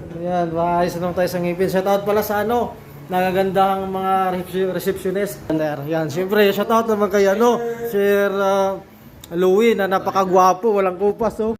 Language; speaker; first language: Filipino; native; Filipino